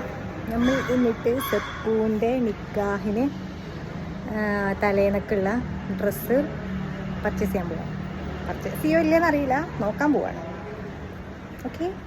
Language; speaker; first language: Malayalam; native; Malayalam